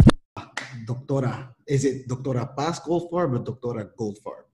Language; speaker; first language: Spanish; early bilingual, heritage; Spanish